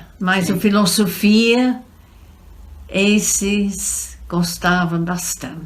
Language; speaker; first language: Portuguese; non-native, fluent; English